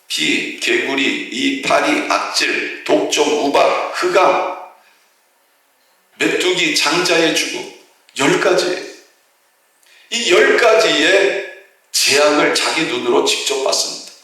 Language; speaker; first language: Korean; native; Korean